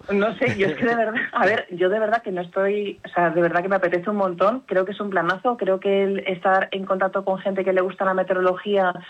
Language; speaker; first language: Spanish; early bilingual, heritage; Spanish